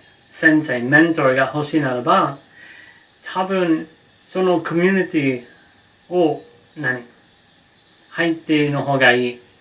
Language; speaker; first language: Japanese; non-native, learner; English